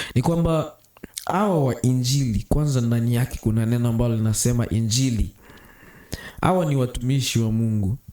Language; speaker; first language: Swahili; native; Swahili